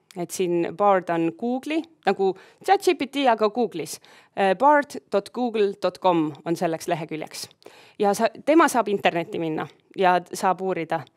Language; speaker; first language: Estonian; native; Estonian